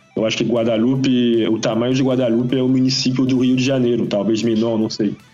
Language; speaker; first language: Portuguese; non-native, fluent; French